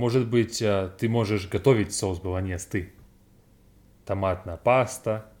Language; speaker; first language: Russian; non-native, learner; English